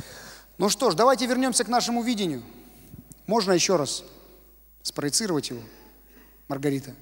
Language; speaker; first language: Russian; native; Russian